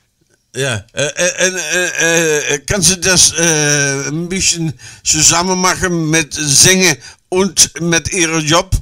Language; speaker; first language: German; non-native, learner; Dutch